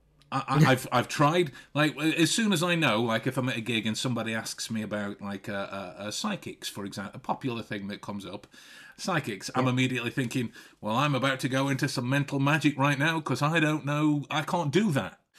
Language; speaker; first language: English; native; English